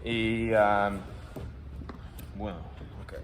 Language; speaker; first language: Spanish; non-native, fluent; English